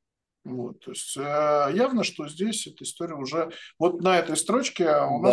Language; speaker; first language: Russian; native; Russian